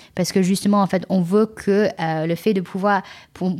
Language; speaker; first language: French; non-native, fluent; English